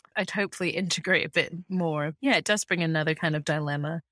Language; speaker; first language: English; early bilingual, other home language; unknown